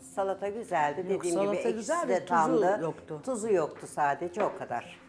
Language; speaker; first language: Turkish; native; Turkish